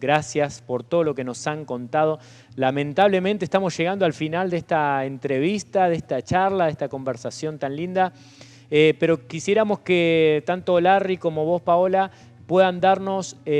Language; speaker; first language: Spanish; native; Spanish